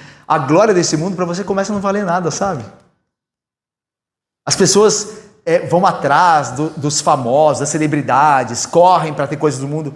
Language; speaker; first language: Portuguese; native; Portuguese